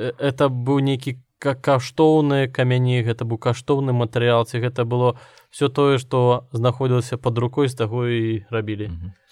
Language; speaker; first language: Belarusian; non-native, local second language; Russian